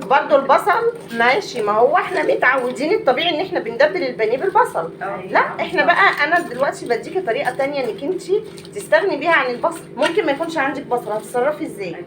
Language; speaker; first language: Arabic; native; Arabic